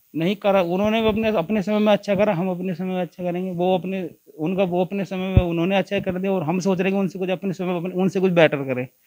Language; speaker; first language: Hindi; native; Hindi